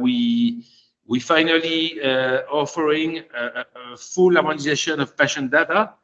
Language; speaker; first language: English; non-native, fluent; Spanish